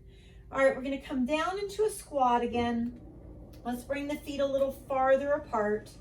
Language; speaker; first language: English; native; English